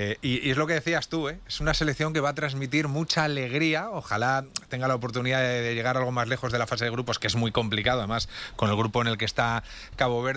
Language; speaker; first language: Spanish; native; Spanish